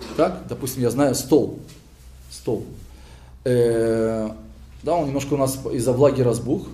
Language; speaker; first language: Russian; early bilingual, heritage; Hebrew